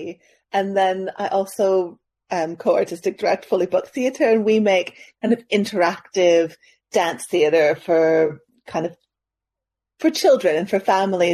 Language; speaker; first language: English; native; English